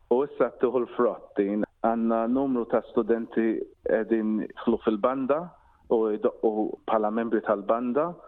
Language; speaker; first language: Maltese; early bilingual, heritage; Maltese